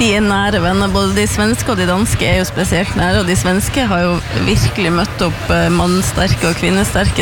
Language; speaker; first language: Norwegian; native; Norwegian